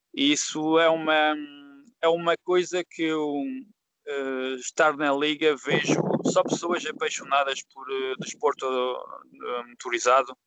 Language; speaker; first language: Portuguese; early bilingual, heritage; Portuguese